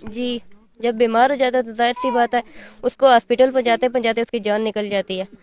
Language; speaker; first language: Urdu; non-native, local second language; Pahari-Potwari